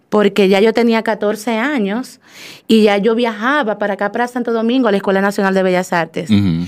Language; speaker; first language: Spanish; native; Spanish